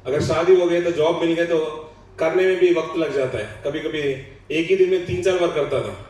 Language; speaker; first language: Hindi; non-native, local second language; Telugu